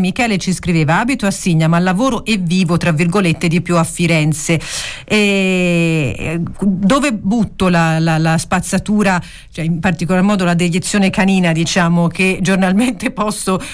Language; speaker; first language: Italian; native; Italian